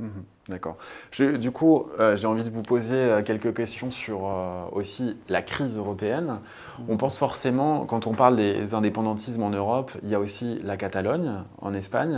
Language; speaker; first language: French; native; French